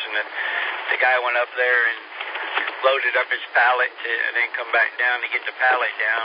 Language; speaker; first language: English; native; English